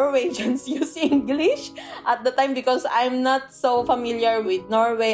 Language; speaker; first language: English; non-native, local second language; Filipino